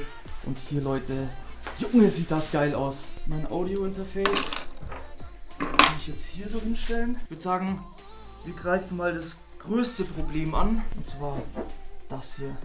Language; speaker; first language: German; native; German